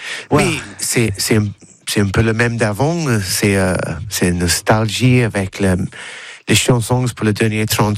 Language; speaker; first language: French; non-native, learner; English